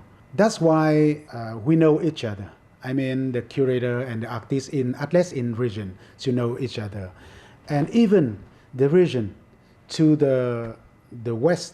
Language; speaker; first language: English; non-native, fluent; Vietnamese